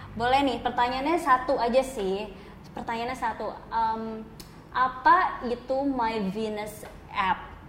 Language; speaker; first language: Indonesian; native; Indonesian